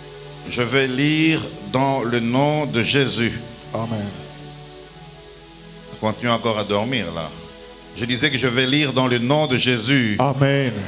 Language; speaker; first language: French; non-native, local second language; Lingala